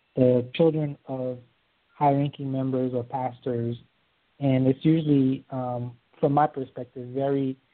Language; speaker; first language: English; early bilingual, other home language; Haitian Creole